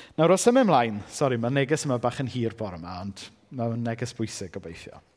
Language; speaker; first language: Welsh; native; Welsh